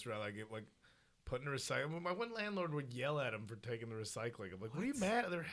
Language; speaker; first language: English; native; English